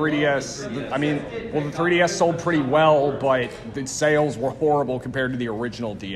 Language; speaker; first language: English; native; English